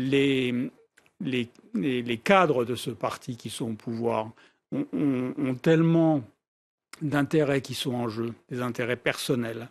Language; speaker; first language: French; native; French